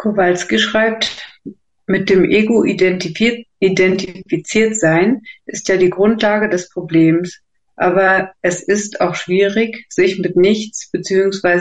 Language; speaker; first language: German; native; German